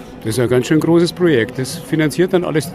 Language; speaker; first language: German; native; German